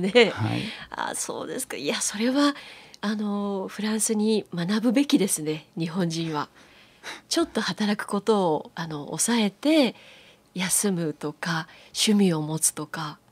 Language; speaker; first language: Japanese; native; Japanese